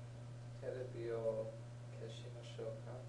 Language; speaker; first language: Japanese; non-native, learner; English